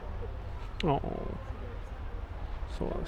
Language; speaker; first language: Japanese; non-native, learner; English